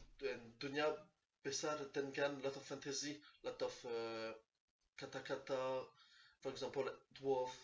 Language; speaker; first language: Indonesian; non-native, learner; French